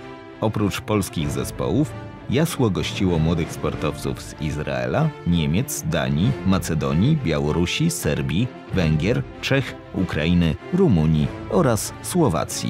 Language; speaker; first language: Polish; native; Polish